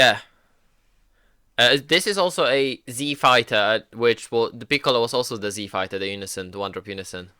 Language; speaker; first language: English; native; English